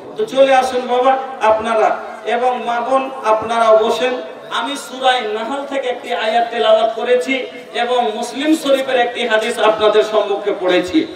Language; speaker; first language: Bangla; non-native, local second language; Bhojpuri